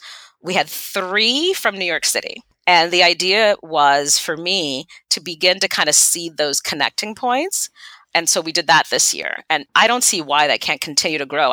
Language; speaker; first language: English; non-native, fluent; Haitian Creole